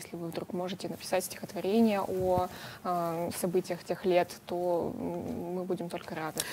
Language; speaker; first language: Russian; native; Russian